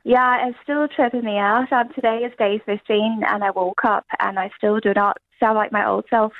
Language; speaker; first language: English; early bilingual, other home language; Chinese